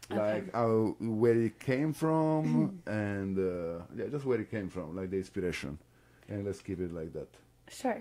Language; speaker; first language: English; non-native, fluent; Italian